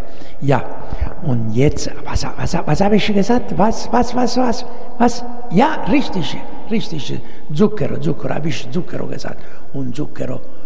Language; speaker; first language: German; non-native, learner; Italian